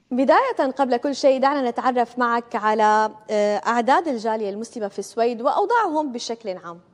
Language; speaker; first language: Arabic; native; Arabic